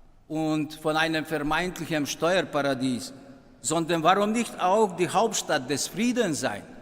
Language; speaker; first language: German; non-native, fluent; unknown